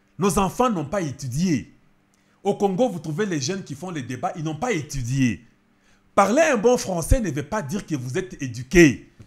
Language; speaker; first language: French; non-native, local second language; Lingala